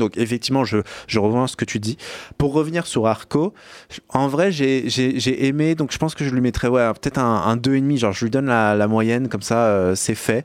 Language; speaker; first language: French; native; French